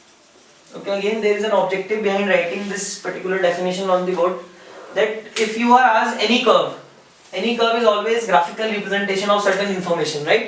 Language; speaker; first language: English; non-native, local second language; Hindi